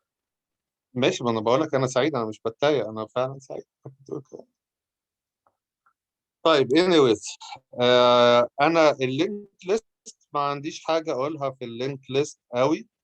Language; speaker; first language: Arabic; native; Arabic